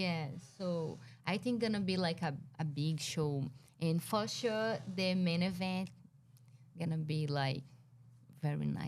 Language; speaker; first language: English; non-native, learner; Portuguese